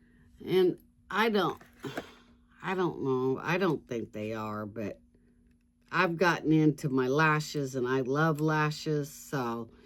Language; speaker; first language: English; native; English